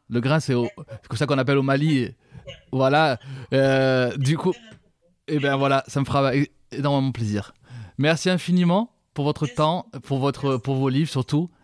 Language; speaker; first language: French; native; French